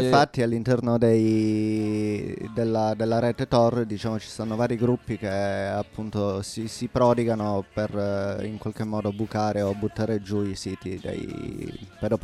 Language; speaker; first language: Italian; native; Italian